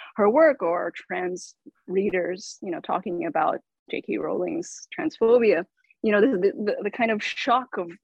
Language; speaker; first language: English; native; English